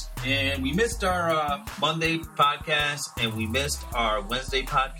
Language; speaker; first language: English; native; English